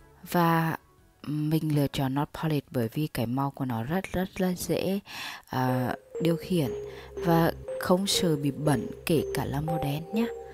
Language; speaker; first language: Vietnamese; native; Vietnamese